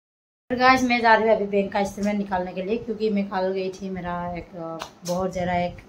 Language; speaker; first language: Hindi; non-native, local second language; Assamese